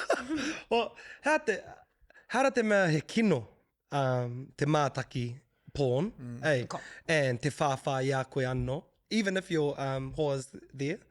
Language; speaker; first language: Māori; non-native, local second language; English